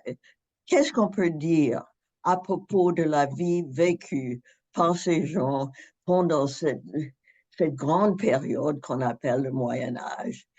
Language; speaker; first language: French; non-native, fluent; English